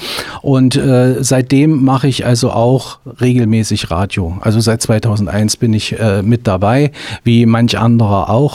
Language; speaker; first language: German; native; German